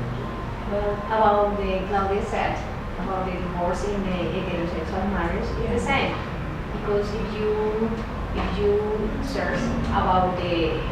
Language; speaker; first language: English; non-native, learner; Spanish